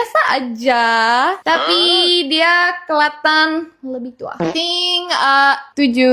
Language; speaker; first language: Indonesian; non-native, fluent; Korean